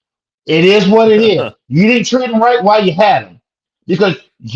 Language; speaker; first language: English; native; English